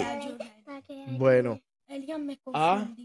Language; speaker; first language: Spanish; early bilingual, heritage; Spanish